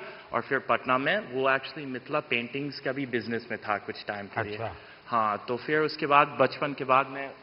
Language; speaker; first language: Hindi; early bilingual, heritage; Hindi